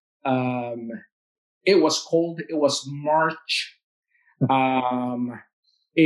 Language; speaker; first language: English; non-native, fluent; Spanish